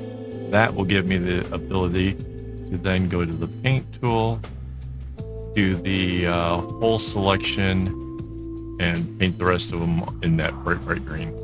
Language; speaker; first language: English; native; English